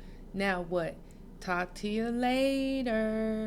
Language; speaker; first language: English; native; English